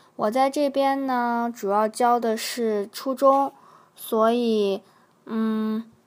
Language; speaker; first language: Chinese; native; Chinese